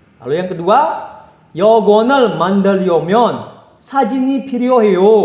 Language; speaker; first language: Korean; non-native, fluent; Indonesian